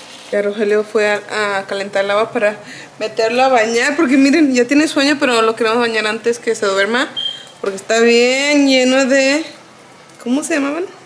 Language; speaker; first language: Spanish; early bilingual, heritage; Spanish